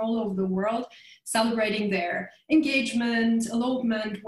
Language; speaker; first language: English; non-native, fluent; German